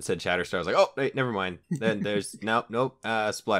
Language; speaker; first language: English; native; English